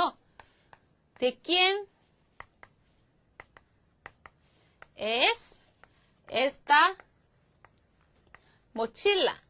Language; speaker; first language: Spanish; non-native, fluent; Korean